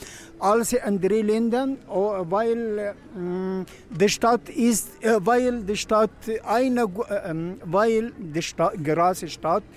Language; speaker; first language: German; non-native, learner; Arabic